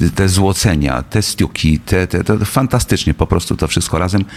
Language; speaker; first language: Polish; native; Polish